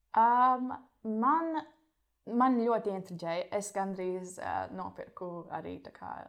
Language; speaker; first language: Latvian; native; Latvian